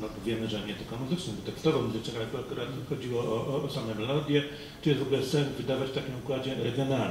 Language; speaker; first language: Polish; native; Polish